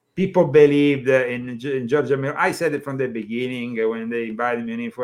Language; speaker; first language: English; non-native, fluent; Italian